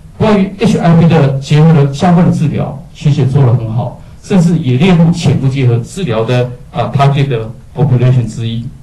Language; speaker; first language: Chinese; native; Chinese